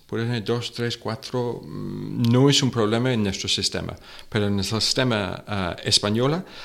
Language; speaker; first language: Spanish; non-native, fluent; English